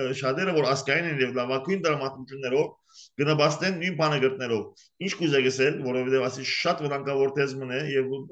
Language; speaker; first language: Armenian; early bilingual, heritage; Armenian